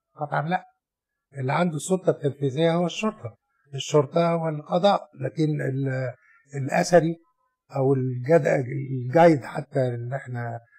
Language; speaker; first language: Arabic; native; Arabic